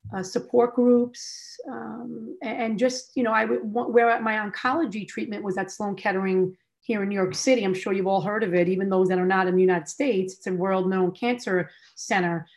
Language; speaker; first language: English; native; English